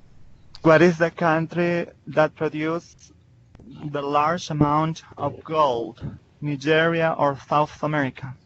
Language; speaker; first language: English; non-native, learner; Spanish